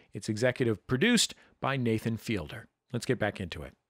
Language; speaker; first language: English; native; English